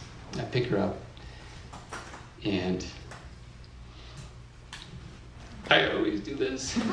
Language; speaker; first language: English; native; English